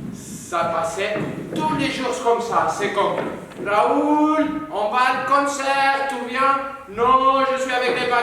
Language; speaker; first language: French; non-native, learner; Spanish